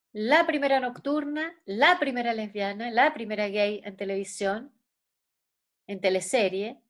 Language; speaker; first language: Spanish; native; Spanish